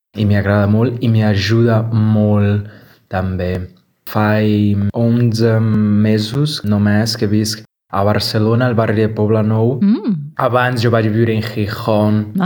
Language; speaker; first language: Catalan; non-native, learner; Portuguese